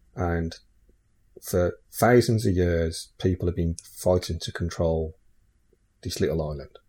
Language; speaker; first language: English; native; English